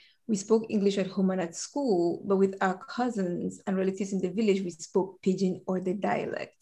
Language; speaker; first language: English; native; English